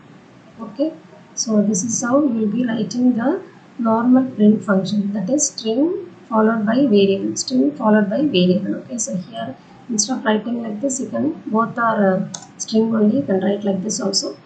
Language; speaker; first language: English; non-native, local second language; Tamil